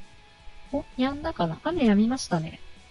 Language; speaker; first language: Japanese; native; Japanese